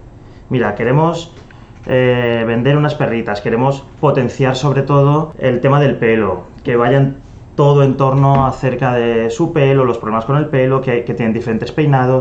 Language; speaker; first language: Spanish; native; Spanish